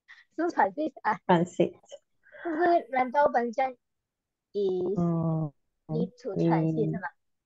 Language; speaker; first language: English; non-native, learner; Malay